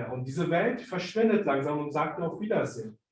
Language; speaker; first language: German; native; German